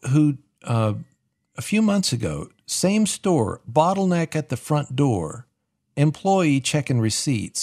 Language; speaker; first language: English; native; English